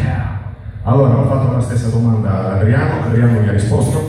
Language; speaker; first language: Italian; native; Italian